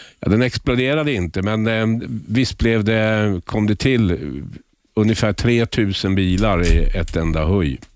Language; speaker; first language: Swedish; native; Swedish